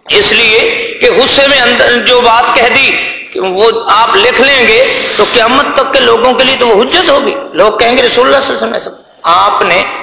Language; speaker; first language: Urdu; non-native, local second language; Punjabi